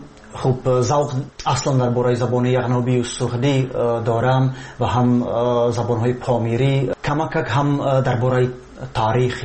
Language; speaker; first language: Tajik; non-native, fluent; Czech